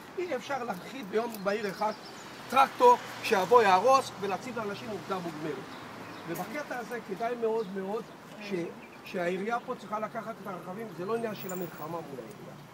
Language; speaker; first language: Hebrew; native; Hebrew